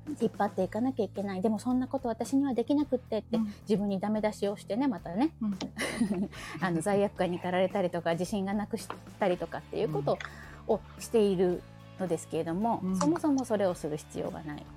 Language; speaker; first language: Japanese; native; Japanese